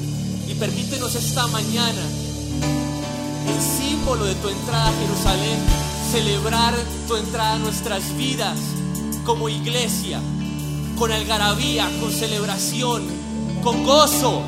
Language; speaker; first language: Spanish; native; Spanish